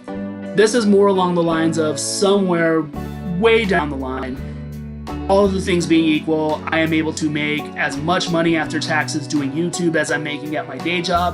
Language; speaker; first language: English; native; English